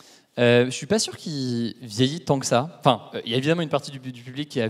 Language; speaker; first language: French; native; French